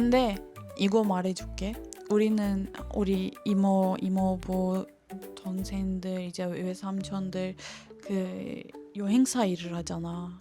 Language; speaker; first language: Korean; non-native, fluent; Turkish